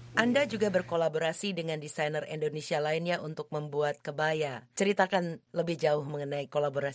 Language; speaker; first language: Indonesian; native; Indonesian